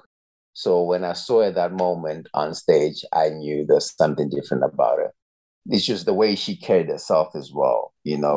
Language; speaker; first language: English; non-native, local second language; Shona